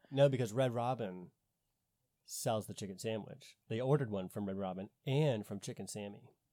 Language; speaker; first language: English; native; English